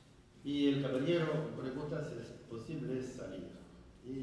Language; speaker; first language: Spanish; non-native, fluent; French